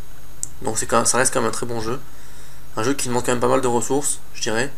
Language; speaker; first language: French; native; French